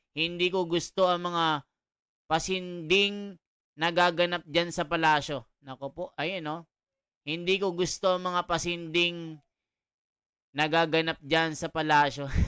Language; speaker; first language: Filipino; native; Filipino